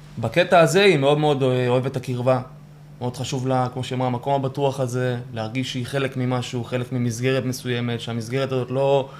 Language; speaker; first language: Hebrew; early bilingual, other home language; Russian